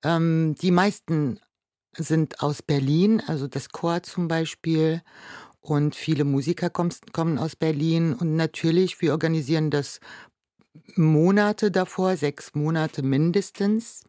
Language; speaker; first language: German; non-native, fluent; Arabic